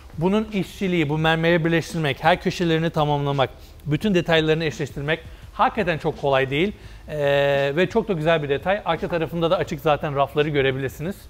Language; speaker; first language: Turkish; early bilingual, heritage; Turkish